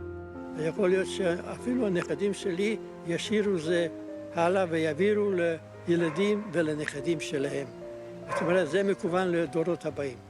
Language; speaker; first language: Hebrew; non-native, fluent; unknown